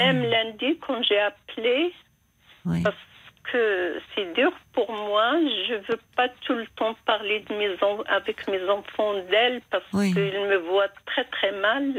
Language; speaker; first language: French; non-native, fluent; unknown